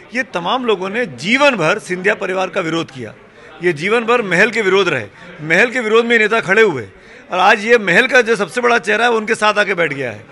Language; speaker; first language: Hindi; native; Hindi